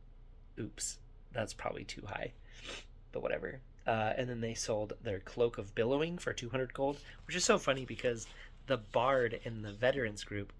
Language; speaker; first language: English; native; English